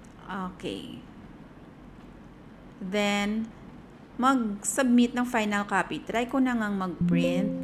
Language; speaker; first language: Filipino; native; Filipino